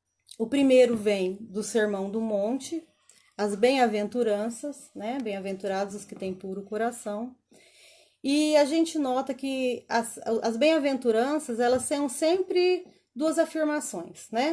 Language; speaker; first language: Portuguese; native; Portuguese